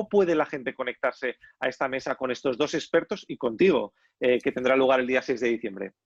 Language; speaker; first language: Spanish; native; Spanish